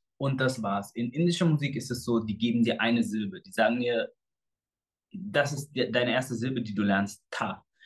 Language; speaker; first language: German; early bilingual, other home language; Portuguese